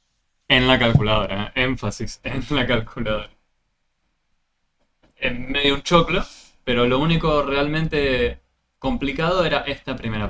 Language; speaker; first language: Spanish; native; Spanish